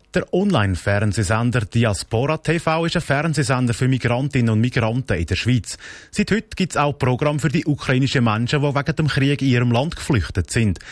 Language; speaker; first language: German; native; German